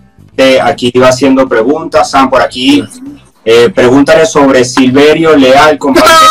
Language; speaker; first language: Spanish; native; Spanish